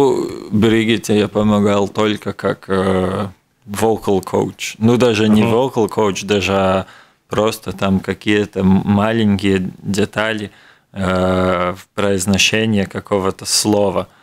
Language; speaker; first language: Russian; non-native, local second language; Latvian